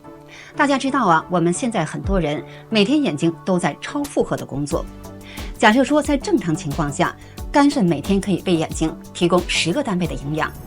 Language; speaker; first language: Chinese; native; Chinese